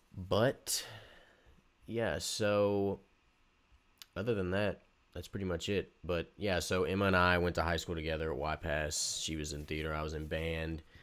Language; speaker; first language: English; native; English